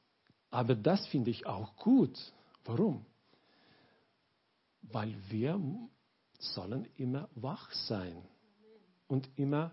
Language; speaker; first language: German; non-native, learner; Lithuanian